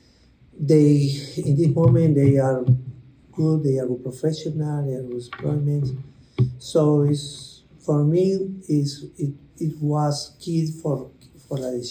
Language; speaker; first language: English; non-native, learner; Spanish